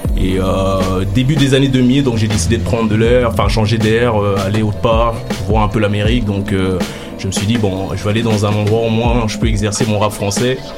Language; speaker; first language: French; native; French